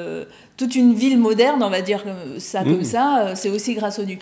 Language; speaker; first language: French; native; French